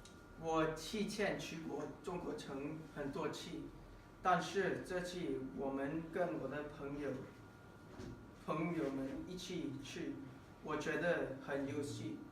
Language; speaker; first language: Chinese; non-native, learner; English